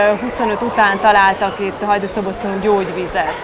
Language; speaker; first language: Hungarian; native; Hungarian